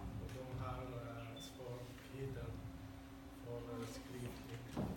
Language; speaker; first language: Swedish; non-native, learner; Arabic